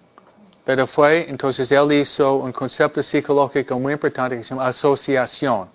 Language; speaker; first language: Spanish; non-native, fluent; English